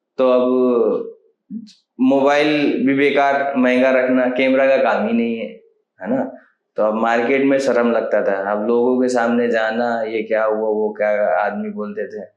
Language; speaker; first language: Hindi; native; Hindi